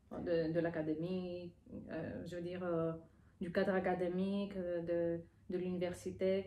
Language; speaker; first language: French; non-native, fluent; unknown